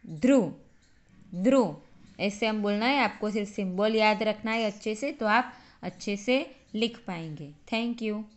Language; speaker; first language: Hindi; native; Hindi